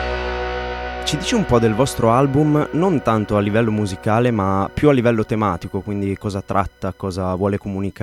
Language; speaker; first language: Italian; native; Italian